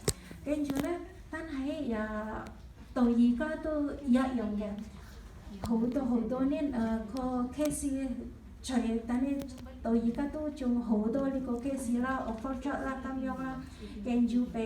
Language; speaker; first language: Cantonese; non-native, learner; Indonesian